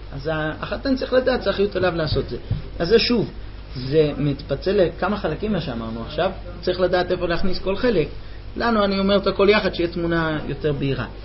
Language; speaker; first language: Hebrew; non-native, fluent; English